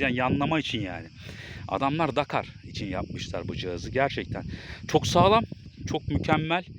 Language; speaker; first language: Turkish; native; Turkish